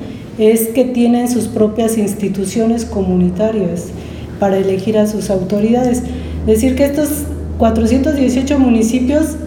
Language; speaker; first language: Spanish; native; Spanish